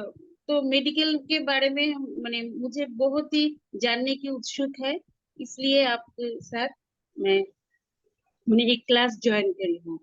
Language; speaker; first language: Hindi; non-native, local second language; Bangla